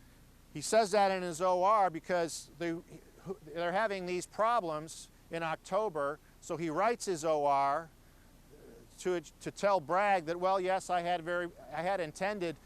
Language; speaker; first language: English; native; English